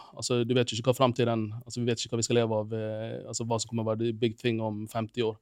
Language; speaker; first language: Norwegian; non-native, fluent; Finnish